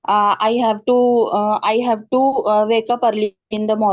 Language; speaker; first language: English; non-native, learner; Hindi